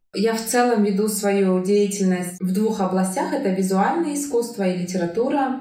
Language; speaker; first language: Russian; non-native, local second language; Kyrgyz